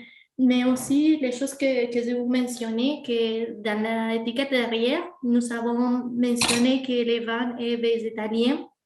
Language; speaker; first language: French; non-native, fluent; Spanish